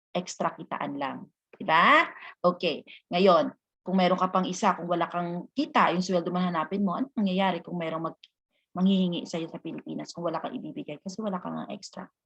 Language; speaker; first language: Filipino; non-native, local second language; Hiligaynon